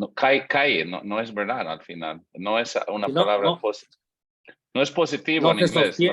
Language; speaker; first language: Spanish; non-native, fluent; English